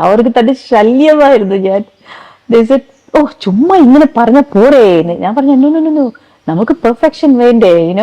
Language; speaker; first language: Malayalam; non-native, fluent; Tamil